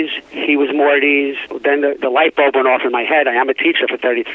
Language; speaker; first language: English; native; English